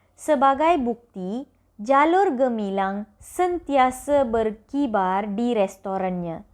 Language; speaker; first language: Malay; non-native, local second language; Tamil